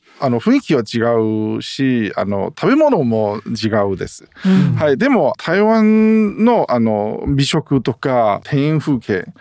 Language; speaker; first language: Japanese; non-native, learner; Chinese